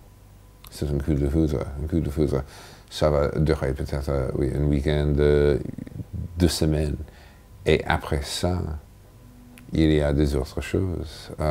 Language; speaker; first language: French; non-native, fluent; English